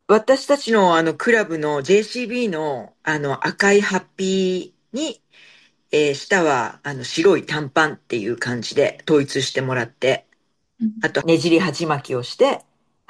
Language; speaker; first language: Japanese; native; Japanese